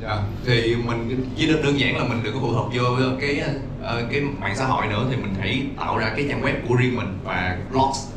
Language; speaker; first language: Vietnamese; native; Vietnamese